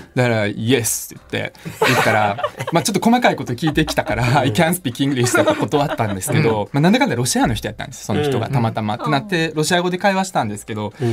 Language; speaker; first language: Japanese; early bilingual, other home language; Russian